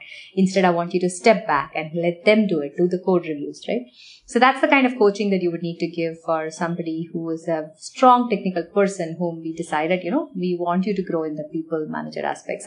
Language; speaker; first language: English; non-native, local second language; Tamil